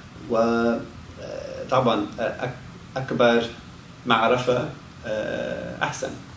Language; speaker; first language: Arabic; non-native, learner; English